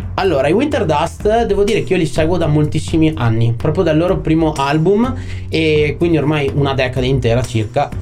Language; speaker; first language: Italian; native; Italian